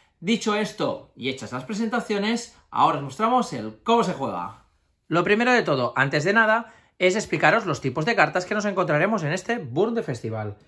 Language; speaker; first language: Spanish; native; Spanish